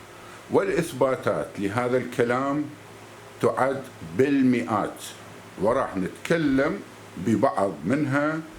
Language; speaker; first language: Arabic; native; Arabic